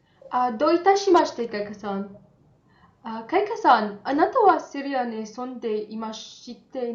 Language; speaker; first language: Japanese; non-native, fluent; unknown